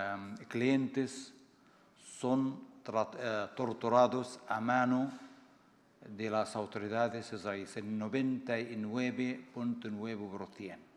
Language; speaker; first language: Spanish; non-native, fluent; Arabic